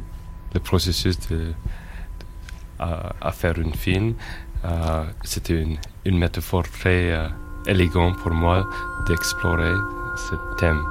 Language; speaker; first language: French; non-native, fluent; English